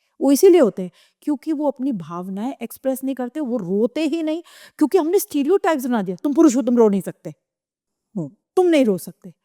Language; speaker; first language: Hindi; native; Hindi